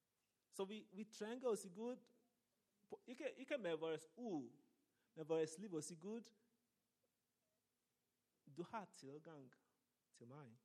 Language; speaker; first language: Norwegian; non-native, fluent; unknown